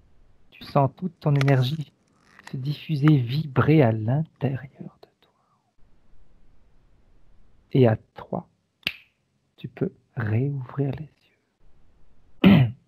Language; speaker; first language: French; native; French